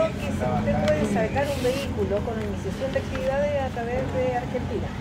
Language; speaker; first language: Spanish; native; Spanish